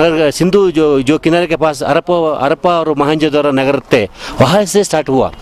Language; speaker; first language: Hindi; non-native, local second language; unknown